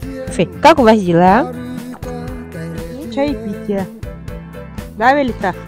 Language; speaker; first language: Russian; non-native, local second language; Yakut